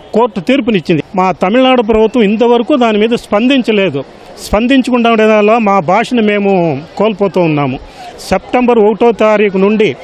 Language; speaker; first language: Telugu; native; Telugu